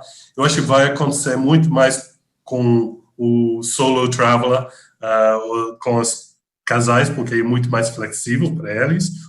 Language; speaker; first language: Portuguese; non-native, fluent; English